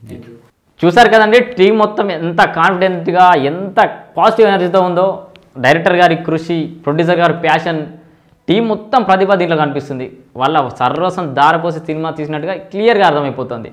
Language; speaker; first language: Telugu; native; Telugu